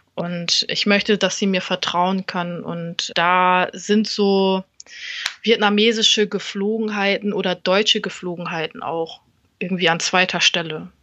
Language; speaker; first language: German; early bilingual, other home language; Vietnamese